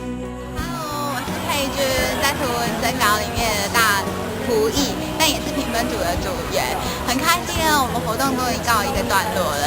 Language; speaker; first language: Chinese; native; Chinese